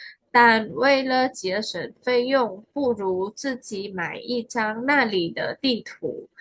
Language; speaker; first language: Chinese; non-native, fluent; Khmer